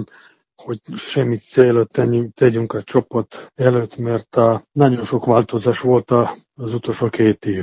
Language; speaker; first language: Hungarian; non-native, fluent; Serbian